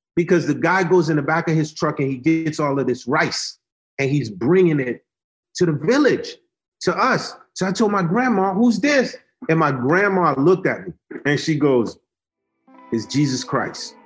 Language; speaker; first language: English; early bilingual, other home language; Haitian Creole